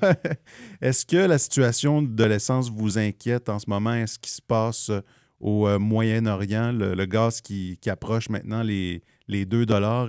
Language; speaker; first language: French; native; French